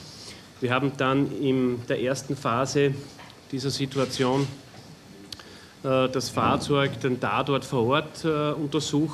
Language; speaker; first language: German; native; German